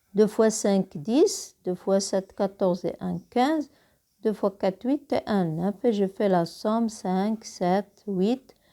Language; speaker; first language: French; non-native, local second language; Arabic